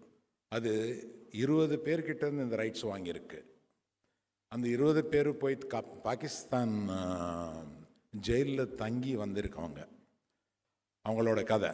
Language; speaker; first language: Tamil; non-native, local second language; Telugu